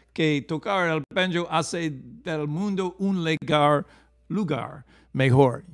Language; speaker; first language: Spanish; non-native, learner; English